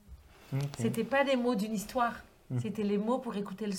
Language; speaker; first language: French; native; French